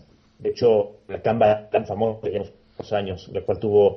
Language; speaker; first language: Spanish; native; Spanish